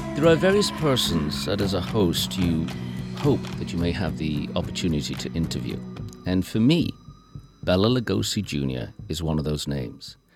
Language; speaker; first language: English; native; English